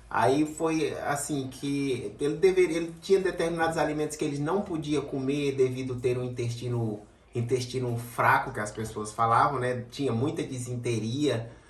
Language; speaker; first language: Portuguese; native; Portuguese